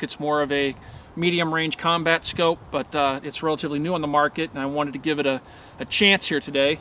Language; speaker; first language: English; native; English